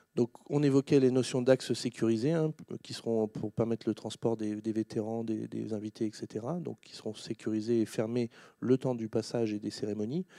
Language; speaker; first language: French; native; French